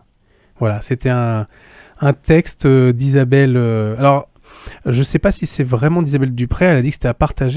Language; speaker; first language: French; native; French